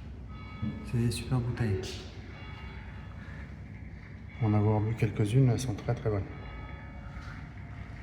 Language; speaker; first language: French; early bilingual, heritage; Portuguese